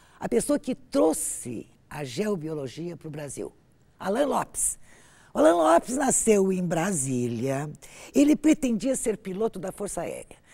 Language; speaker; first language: Portuguese; native; Portuguese